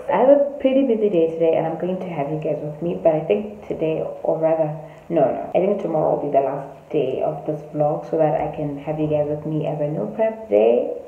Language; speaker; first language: English; non-native, local second language; Tswana